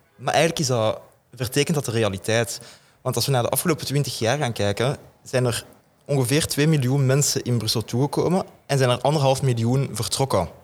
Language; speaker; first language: Dutch; native; Dutch